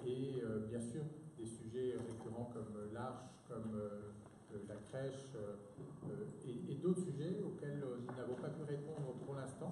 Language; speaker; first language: French; native; French